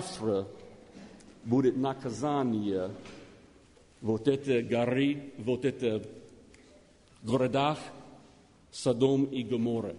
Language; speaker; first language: Russian; non-native, learner; English